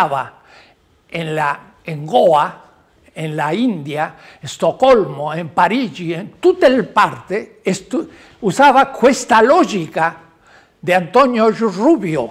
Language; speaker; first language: Italian; non-native, learner; Spanish